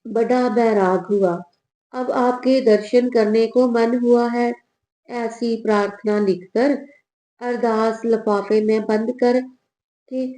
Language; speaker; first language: Hindi; non-native, local second language; Punjabi